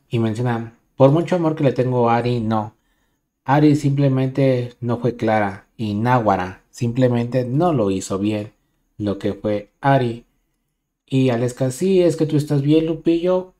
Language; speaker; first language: Spanish; native; Spanish